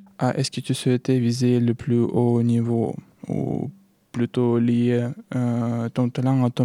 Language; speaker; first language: French; non-native, learner; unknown